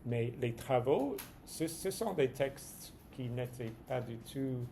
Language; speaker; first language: French; non-native, fluent; English